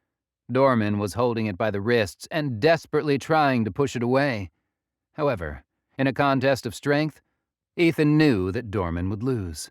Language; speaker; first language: English; native; English